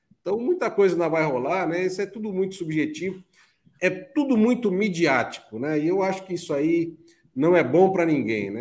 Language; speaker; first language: Portuguese; native; Portuguese